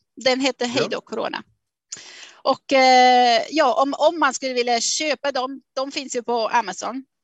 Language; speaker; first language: Swedish; non-native, fluent; Swiss German